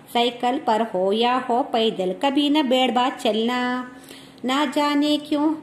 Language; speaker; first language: Hindi; non-native, local second language; Kannada